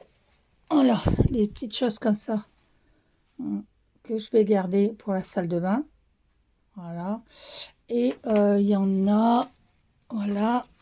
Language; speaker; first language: French; native; French